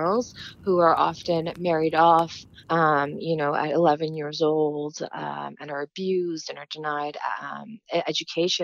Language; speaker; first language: English; native; English